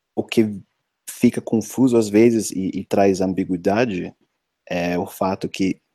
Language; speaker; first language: Portuguese; non-native, fluent; English